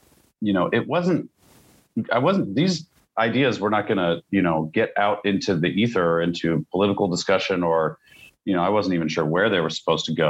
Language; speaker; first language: English; native; English